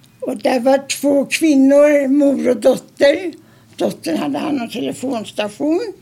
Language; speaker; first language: Swedish; early bilingual, other home language; German